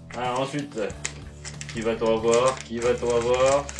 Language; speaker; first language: French; native; French